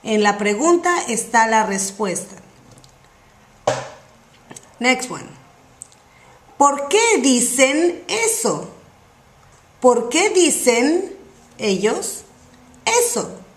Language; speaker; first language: Spanish; non-native, fluent; English